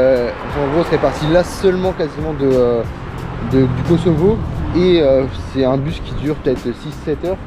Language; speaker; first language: French; native; French